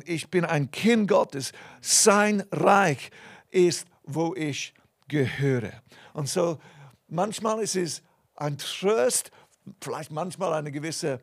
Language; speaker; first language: German; non-native, fluent; English